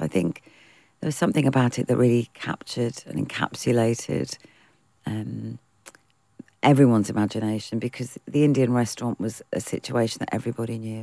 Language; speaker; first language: English; native; English